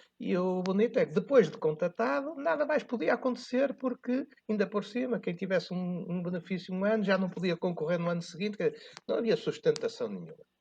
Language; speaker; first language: Portuguese; native; Portuguese